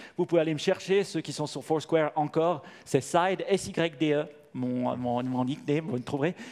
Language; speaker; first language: French; native; French